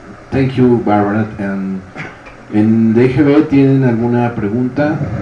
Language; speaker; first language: Spanish; native; Spanish